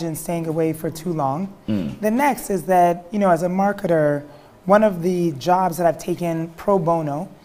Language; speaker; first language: English; early bilingual, other home language; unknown